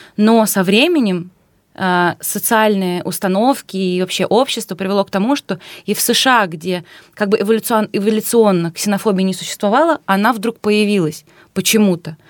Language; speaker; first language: Russian; native; Russian